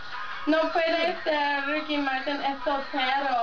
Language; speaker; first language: Spanish; non-native, learner; English